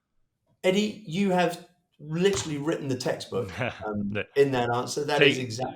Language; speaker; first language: English; native; English